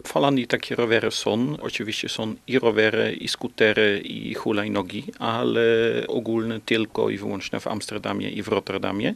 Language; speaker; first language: Polish; non-native, learner; Dutch